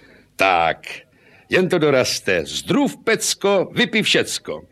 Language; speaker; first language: Czech; native; Czech